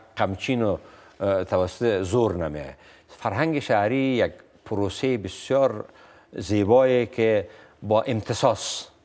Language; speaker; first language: Persian; non-native, local second language; Pashto